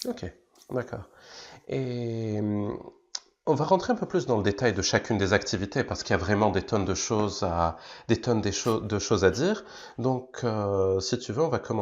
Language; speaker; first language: French; native; French